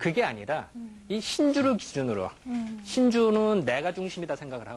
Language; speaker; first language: Korean; native; Korean